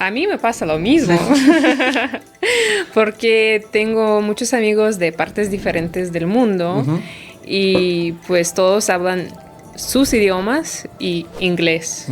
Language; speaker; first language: Spanish; non-native, fluent; Russian